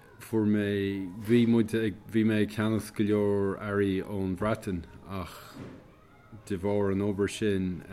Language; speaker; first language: Irish; non-native, local second language; English